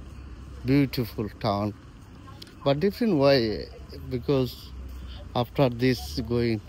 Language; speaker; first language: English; non-native, learner; Bangla